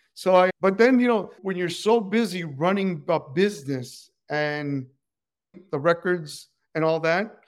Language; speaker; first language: English; non-native, fluent; Spanish